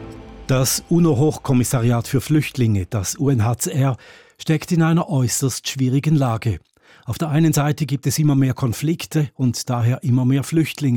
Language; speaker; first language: German; native; German